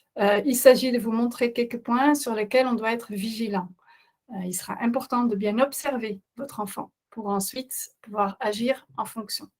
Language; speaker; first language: French; non-native, fluent; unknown